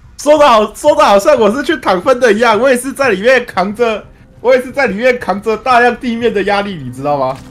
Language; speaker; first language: Chinese; native; Chinese